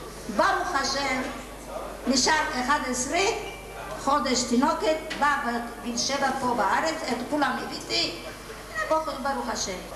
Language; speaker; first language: Hebrew; non-native, learner; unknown